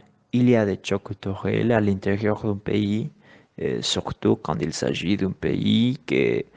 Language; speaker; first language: French; non-native, learner; Spanish